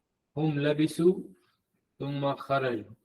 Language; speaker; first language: Arabic; non-native, learner; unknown